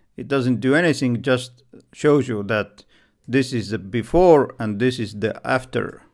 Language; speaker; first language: English; non-native, fluent; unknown